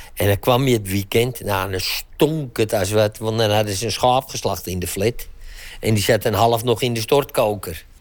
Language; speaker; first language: Dutch; native; Dutch